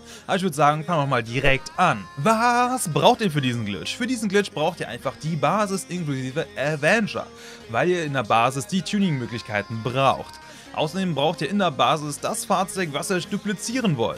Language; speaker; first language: German; native; German